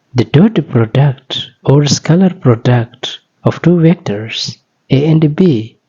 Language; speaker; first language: English; non-native, local second language; Amharic